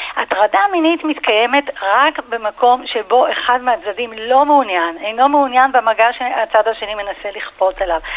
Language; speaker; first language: Hebrew; early bilingual, other home language; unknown